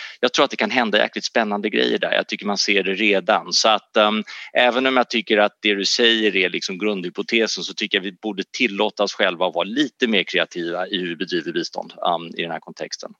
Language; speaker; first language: Swedish; native; Swedish